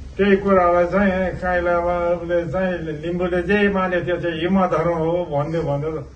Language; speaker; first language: Nepali; non-native, local second language; Limbu